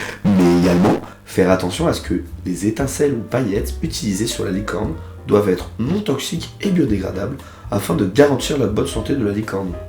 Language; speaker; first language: French; native; French